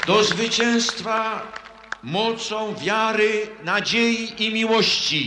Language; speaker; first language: Polish; native; Polish